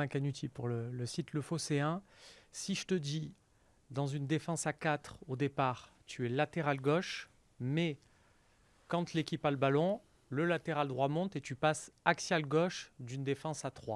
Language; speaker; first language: French; native; French